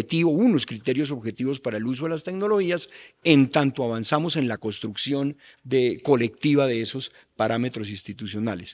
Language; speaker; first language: Spanish; native; Spanish